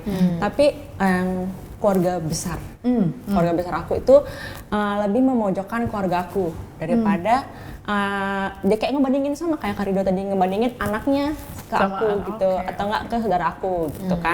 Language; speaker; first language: Indonesian; native; Indonesian